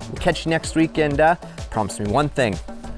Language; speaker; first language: English; native; English